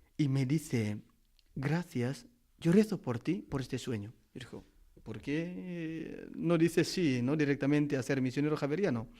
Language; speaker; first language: Spanish; non-native, fluent; Indonesian